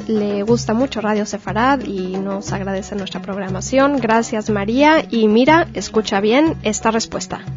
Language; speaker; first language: Spanish; native; Spanish